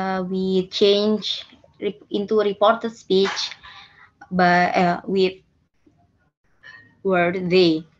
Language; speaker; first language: English; non-native, learner; Indonesian